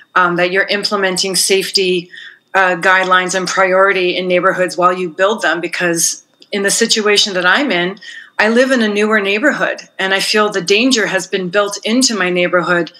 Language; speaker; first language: English; native; English